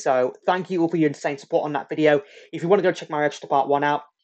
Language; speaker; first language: English; native; English